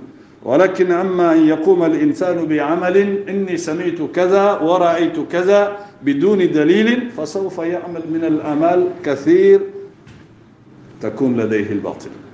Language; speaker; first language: Arabic; non-native, fluent; Bambara